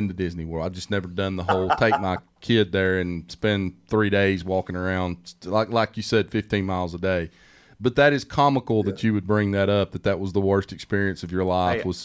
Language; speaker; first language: English; native; English